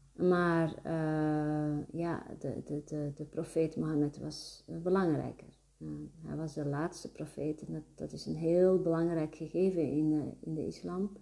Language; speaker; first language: Dutch; early bilingual, other home language; Arabic